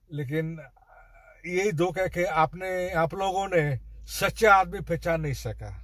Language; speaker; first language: Hindi; non-native, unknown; Bangla